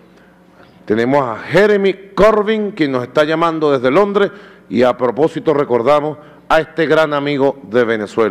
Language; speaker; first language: Spanish; native; Spanish